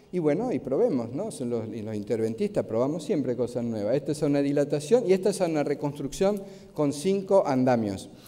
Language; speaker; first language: Spanish; native; Spanish